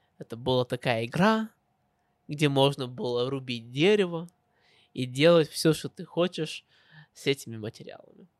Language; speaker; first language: Russian; early bilingual, heritage; Russian